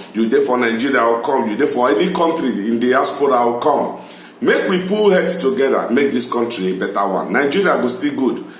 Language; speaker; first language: Nigerian Pidgin; non-native, local second language; Igbo